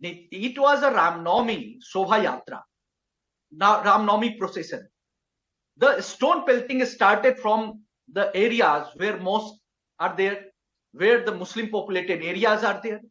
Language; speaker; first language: English; non-native, local second language; Hindi